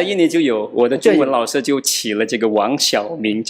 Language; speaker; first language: Chinese; non-native, fluent; Madurese